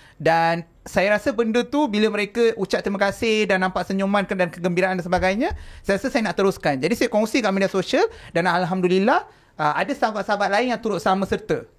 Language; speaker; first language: Malay; non-native, local second language; Tamil